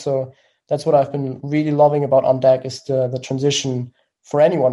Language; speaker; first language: English; non-native, fluent; German